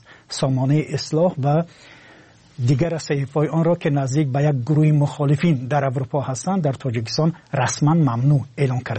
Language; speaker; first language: Persian; native; Persian